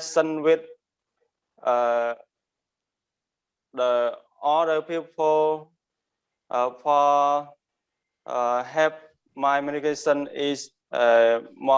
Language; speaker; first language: English; non-native, learner; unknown